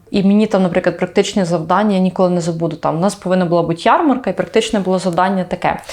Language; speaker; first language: Ukrainian; native; Ukrainian